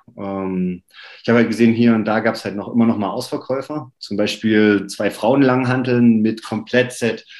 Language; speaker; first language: German; native; German